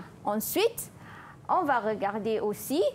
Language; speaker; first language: French; non-native, fluent; Malay